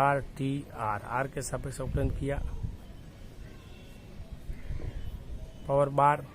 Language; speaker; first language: Hindi; native; Hindi